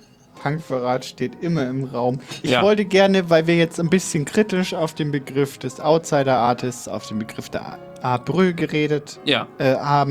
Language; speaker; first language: German; native; German